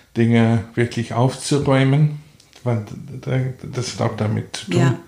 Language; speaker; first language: German; non-native, fluent; Afrikaans